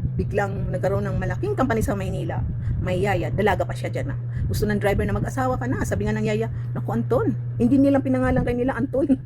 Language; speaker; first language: Filipino; non-native, local second language; Cebuano